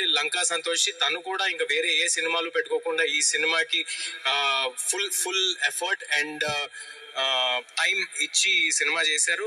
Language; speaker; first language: Telugu; native; Telugu